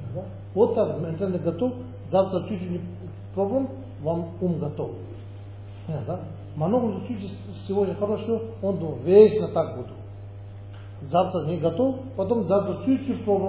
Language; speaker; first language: Russian; non-native, learner; Tibetan